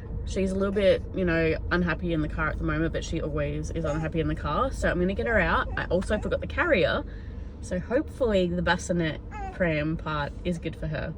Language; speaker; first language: English; native; English